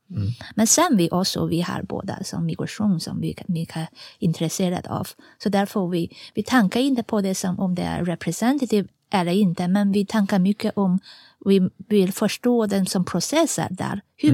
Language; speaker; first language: Swedish; non-native, fluent; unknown